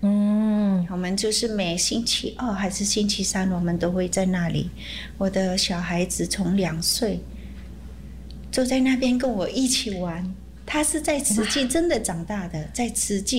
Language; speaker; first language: Chinese; early bilingual, heritage; Chinese